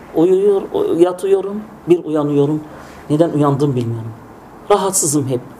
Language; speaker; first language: Turkish; non-native, fluent; Arabic